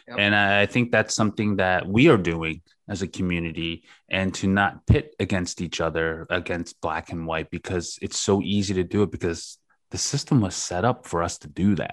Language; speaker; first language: English; native; English